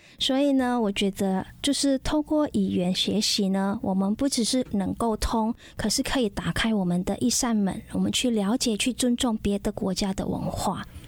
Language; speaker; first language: Chinese; non-native, fluent; Indonesian